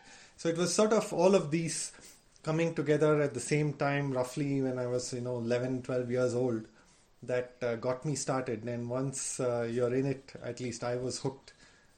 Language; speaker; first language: English; non-native, local second language; Tamil